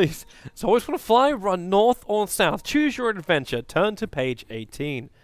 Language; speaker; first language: English; native; English